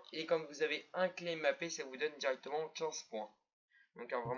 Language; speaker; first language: French; native; French